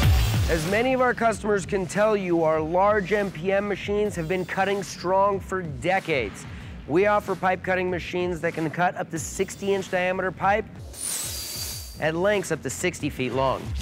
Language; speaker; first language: English; native; English